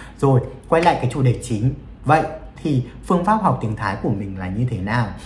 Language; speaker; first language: Vietnamese; native; Vietnamese